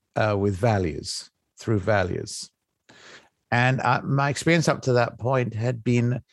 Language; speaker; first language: English; native; English